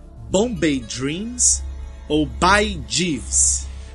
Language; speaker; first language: English; non-native, fluent; Portuguese